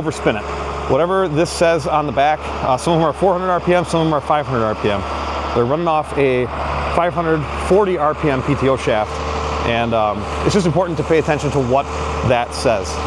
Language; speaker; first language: English; native; English